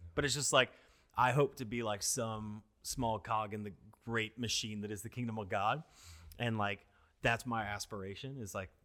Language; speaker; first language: English; native; English